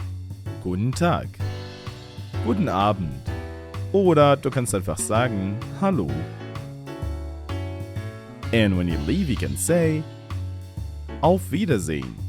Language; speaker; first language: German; non-native, fluent; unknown